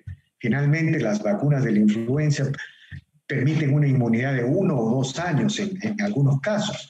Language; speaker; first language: Spanish; native; Spanish